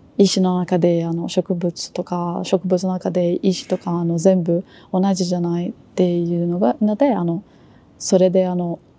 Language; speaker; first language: Japanese; non-native, learner; Portuguese